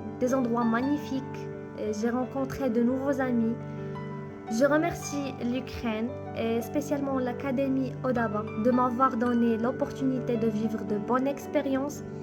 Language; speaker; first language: French; non-native, local second language; Arabic